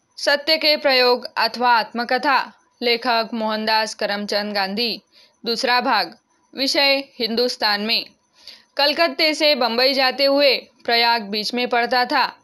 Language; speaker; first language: Hindi; non-native, local second language; Marathi